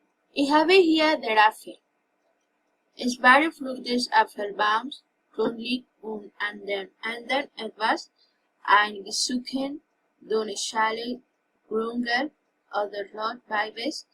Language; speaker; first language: German; non-native, learner; Spanish